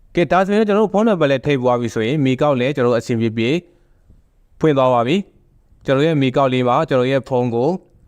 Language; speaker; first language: Burmese; native; Burmese